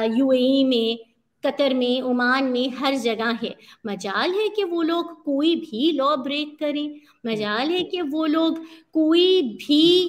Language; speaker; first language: Urdu; native; Urdu